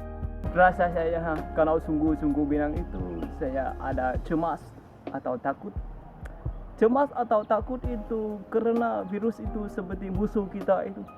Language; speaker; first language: Indonesian; non-native, learner; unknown